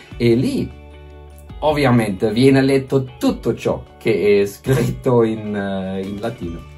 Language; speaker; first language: Italian; non-native, fluent; German